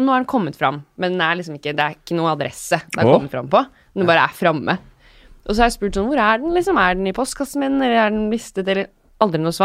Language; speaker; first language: Norwegian; native; Norwegian